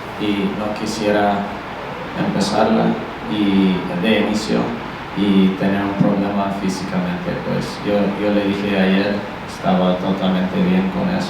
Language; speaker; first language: Spanish; non-native, learner; English